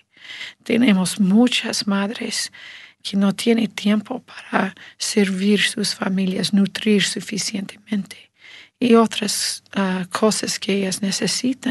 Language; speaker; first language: Spanish; non-native, learner; English